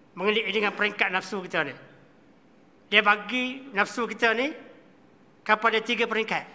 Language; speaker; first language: Malay; native; Malay